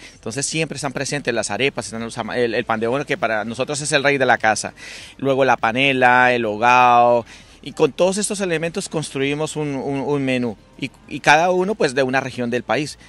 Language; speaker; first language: Spanish; native; Spanish